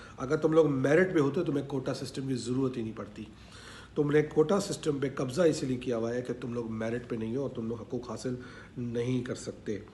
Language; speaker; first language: Urdu; native; Urdu